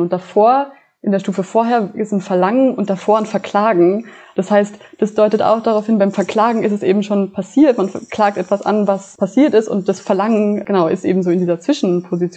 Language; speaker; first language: German; native; German